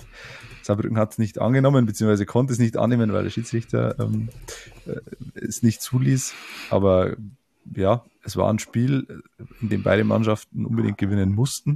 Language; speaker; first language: German; native; German